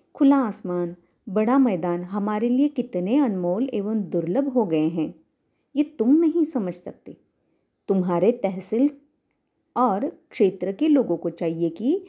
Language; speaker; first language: Hindi; non-native, local second language; Marathi